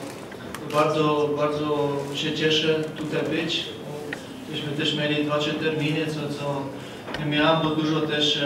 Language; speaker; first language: Polish; early bilingual, other home language; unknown